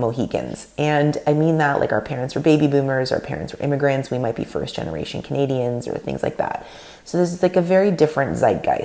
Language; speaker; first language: English; non-native, fluent; Russian